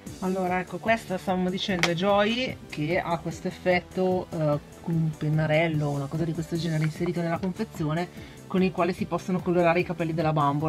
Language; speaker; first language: Italian; native; Italian